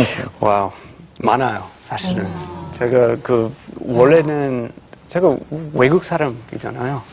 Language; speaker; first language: Korean; non-native, fluent; English